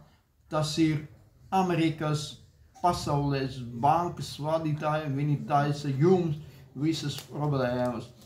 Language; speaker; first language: Latvian; non-native, local second language; Russian